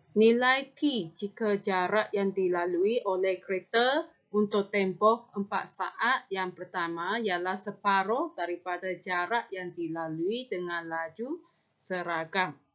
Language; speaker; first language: Malay; non-native, local second language; Chinese